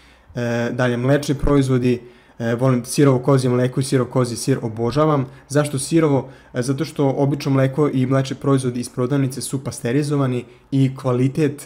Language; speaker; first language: Serbian; native; Serbian